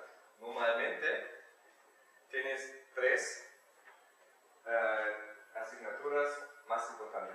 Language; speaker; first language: Spanish; non-native, learner; German